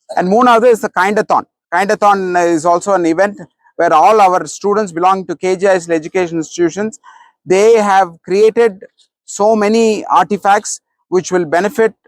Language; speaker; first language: English; non-native, local second language; Tamil